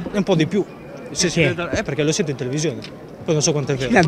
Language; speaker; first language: Italian; non-native, fluent; Bulgarian